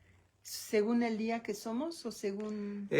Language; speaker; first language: Spanish; non-native, learner; French